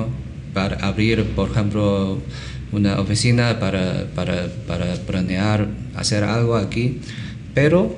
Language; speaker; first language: Spanish; non-native, learner; Chinese